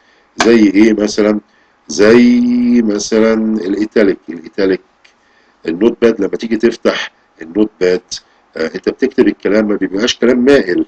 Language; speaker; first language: Arabic; native; Arabic